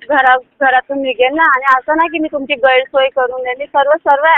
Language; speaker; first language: Marathi; native; Marathi